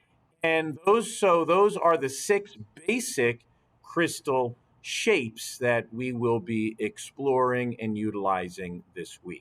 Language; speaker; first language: English; native; English